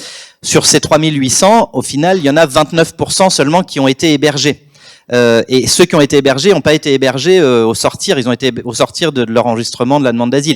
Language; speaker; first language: French; native; French